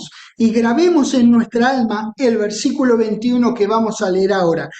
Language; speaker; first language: Spanish; native; Spanish